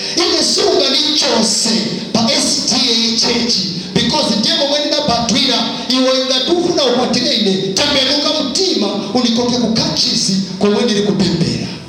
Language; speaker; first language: Nyanja; non-native, local second language; Tumbuka